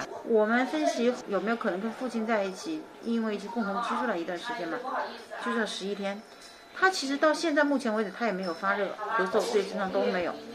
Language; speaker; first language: Chinese; native; Chinese